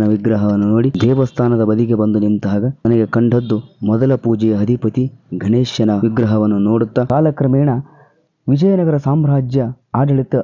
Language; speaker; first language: Kannada; native; Kannada